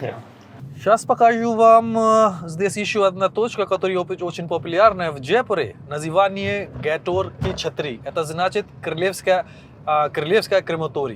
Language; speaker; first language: Russian; non-native, learner; Hindi